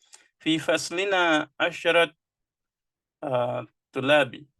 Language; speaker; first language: Arabic; non-native, fluent; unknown